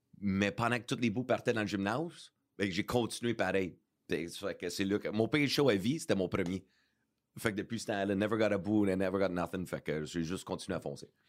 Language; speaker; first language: French; early bilingual, heritage; English